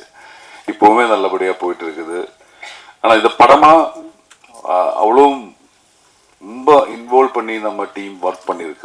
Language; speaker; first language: Tamil; non-native, learner; Malayalam